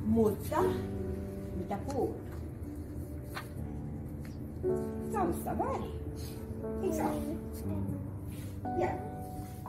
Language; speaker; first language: Finnish; non-native, fluent; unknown